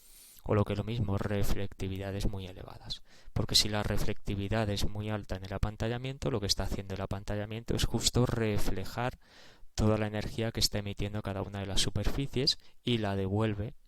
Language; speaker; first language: Spanish; native; Spanish